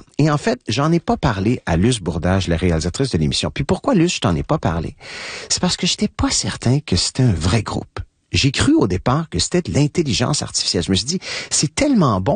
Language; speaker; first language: French; native; French